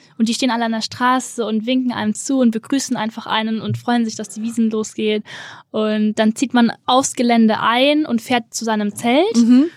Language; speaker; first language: German; native; German